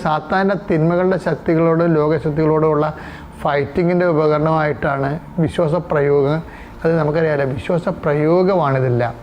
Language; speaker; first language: Malayalam; native; Malayalam